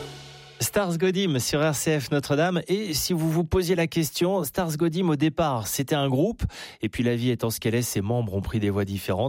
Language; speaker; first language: French; native; French